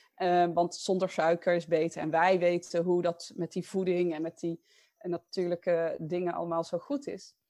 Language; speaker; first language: Dutch; native; Dutch